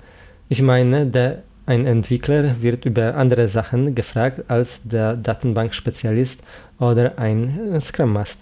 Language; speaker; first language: German; non-native, fluent; Polish